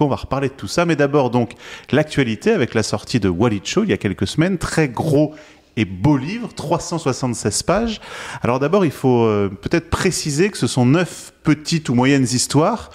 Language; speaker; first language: French; native; French